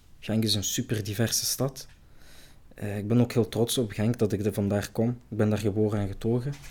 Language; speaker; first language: Dutch; early bilingual, other home language; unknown